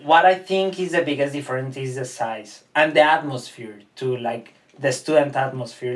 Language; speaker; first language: English; non-native, fluent; Spanish